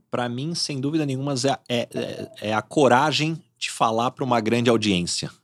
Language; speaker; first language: Portuguese; native; Portuguese